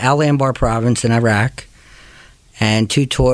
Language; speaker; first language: English; native; English